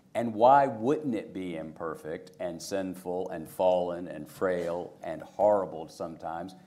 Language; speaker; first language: English; native; English